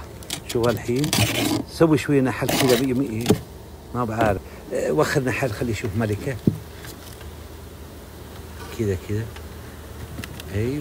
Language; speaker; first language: Arabic; native; Arabic